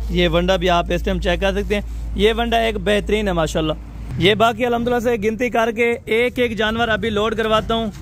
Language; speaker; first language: Urdu; non-native, local second language; Saraiki